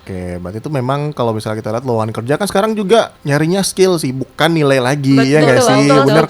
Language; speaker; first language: Indonesian; native; Indonesian